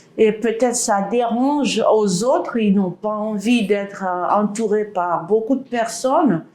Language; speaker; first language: French; non-native, learner; English